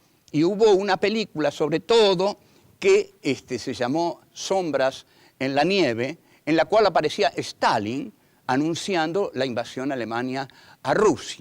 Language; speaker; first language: Spanish; native; Spanish